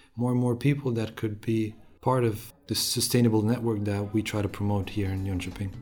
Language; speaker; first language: English; non-native, fluent; Romanian